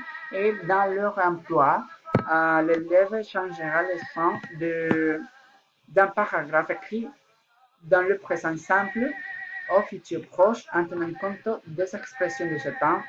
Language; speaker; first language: French; non-native, learner; Spanish